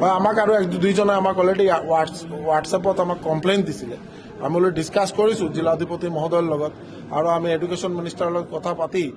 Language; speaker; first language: Assamese; non-native, local second language; Bangla